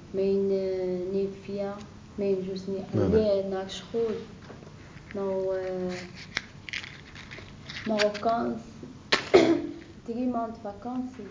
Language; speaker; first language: Dutch; non-native, learner; Arabic